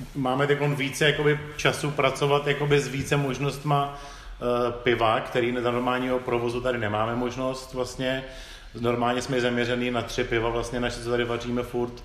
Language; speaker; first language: Czech; early bilingual, other home language; Greek